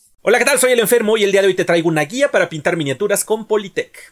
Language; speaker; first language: Spanish; native; Spanish